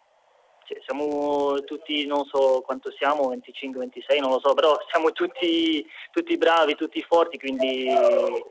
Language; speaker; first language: Italian; non-native, fluent; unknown